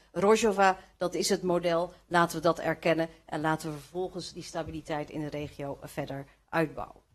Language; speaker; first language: Dutch; early bilingual, other home language; Kurdish